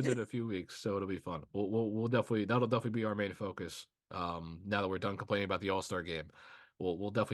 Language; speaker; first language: English; native; English